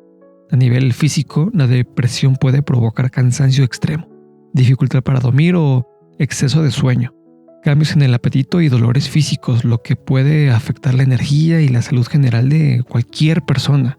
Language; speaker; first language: Spanish; native; Spanish